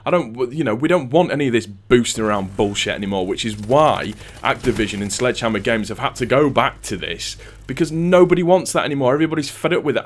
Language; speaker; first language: English; native; English